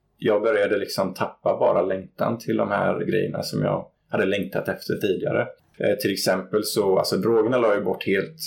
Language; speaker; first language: Swedish; native; Swedish